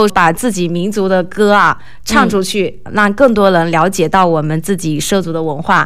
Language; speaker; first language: Chinese; non-native, local second language; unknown